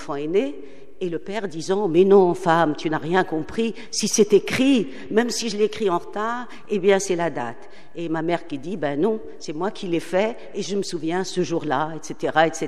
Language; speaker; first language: French; non-native, local second language; Arabic